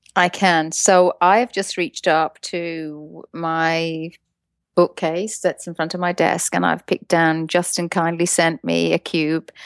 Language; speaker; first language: English; native; English